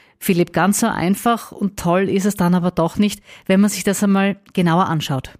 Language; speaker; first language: German; native; German